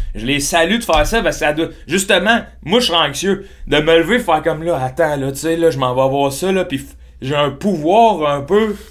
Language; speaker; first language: French; native; French